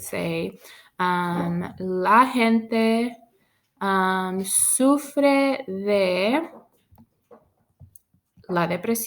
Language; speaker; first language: Spanish; non-native, fluent; English